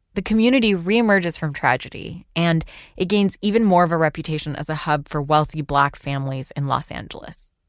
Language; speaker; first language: English; non-native, local second language; Urdu